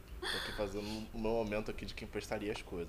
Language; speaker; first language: Portuguese; native; Portuguese